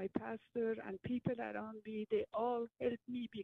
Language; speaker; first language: English; non-native, learner; Persian